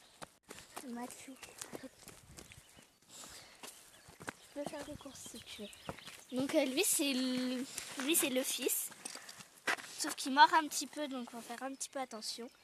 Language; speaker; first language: French; native; French